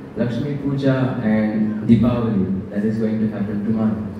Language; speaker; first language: English; non-native, local second language; Marathi